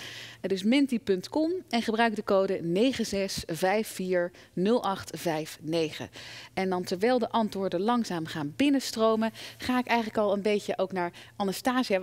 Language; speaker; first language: Dutch; native; Dutch